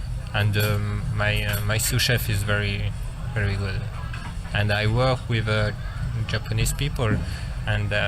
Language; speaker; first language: English; non-native, learner; French